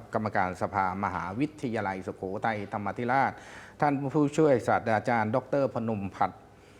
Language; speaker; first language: Thai; native; Thai